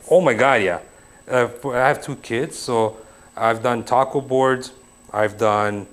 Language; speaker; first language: English; native; English